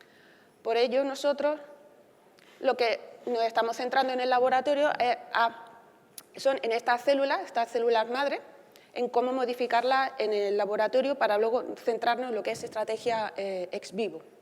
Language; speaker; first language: Spanish; native; Spanish